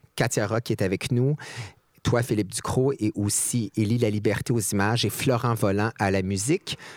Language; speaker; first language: French; native; French